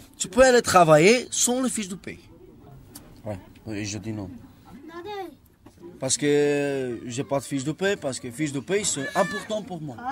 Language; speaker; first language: French; non-native, learner; Romany